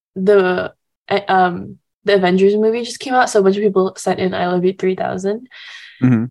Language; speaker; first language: English; early bilingual, other home language; Indonesian